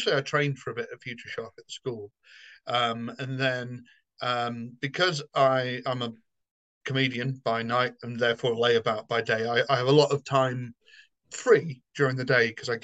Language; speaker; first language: English; native; English